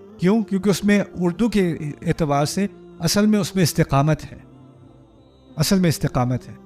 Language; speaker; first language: Urdu; early bilingual, heritage; Urdu